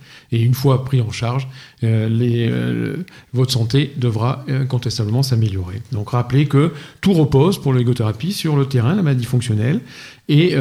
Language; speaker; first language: French; native; French